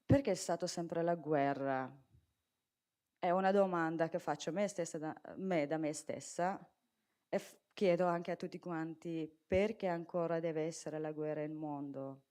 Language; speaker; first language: Italian; non-native, fluent; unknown